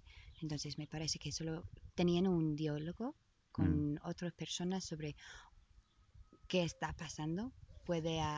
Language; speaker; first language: Spanish; non-native, learner; English